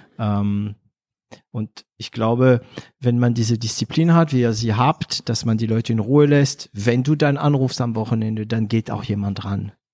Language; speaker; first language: German; non-native, fluent; French